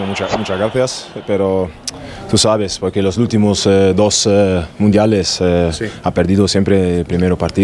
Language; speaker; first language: Spanish; non-native, learner; German